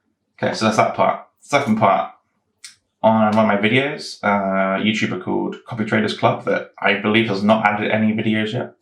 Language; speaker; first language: English; native; English